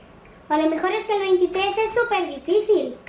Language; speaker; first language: Spanish; native; Spanish